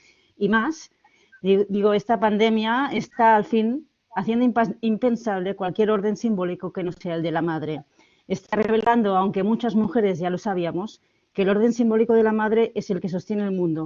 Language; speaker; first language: Spanish; native; Spanish